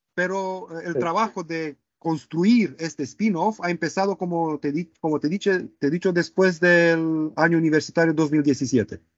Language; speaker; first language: Spanish; non-native, fluent; Romanian